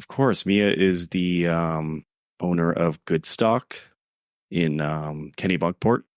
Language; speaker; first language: English; native; English